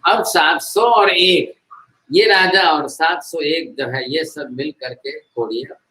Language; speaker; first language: Hindi; non-native, local second language; Gujarati